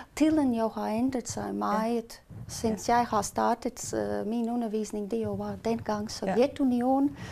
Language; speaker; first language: Danish; non-native, learner; Latvian